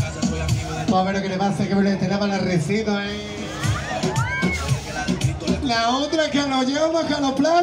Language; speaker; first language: Spanish; native; Spanish